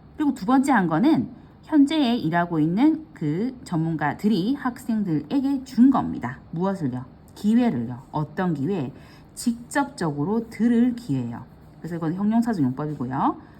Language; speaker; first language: Korean; native; Korean